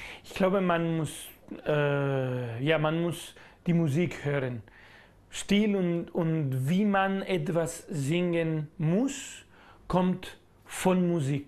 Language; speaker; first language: German; non-native, learner; Spanish